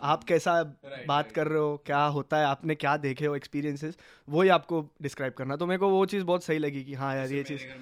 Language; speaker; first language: Hindi; native; Hindi